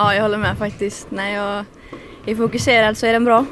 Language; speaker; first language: Swedish; native; Swedish